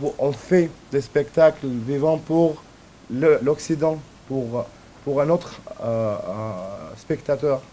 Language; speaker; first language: French; non-native, fluent; Arabic